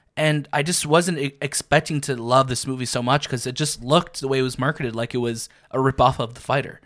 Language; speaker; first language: English; native; English